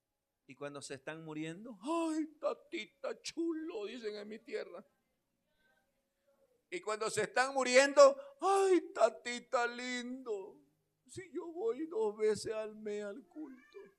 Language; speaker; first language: Spanish; native; Spanish